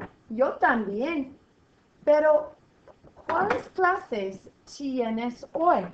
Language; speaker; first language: Spanish; non-native, fluent; English